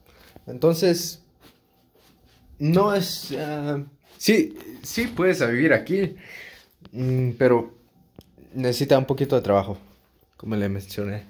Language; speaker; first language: Spanish; early bilingual, heritage; English